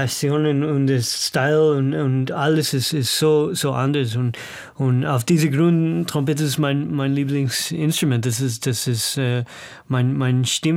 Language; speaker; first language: German; non-native, learner; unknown